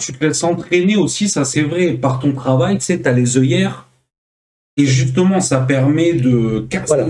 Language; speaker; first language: French; native; French